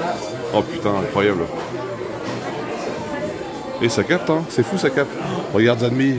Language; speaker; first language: French; native; French